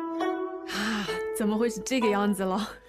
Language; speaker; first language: Chinese; native; Chinese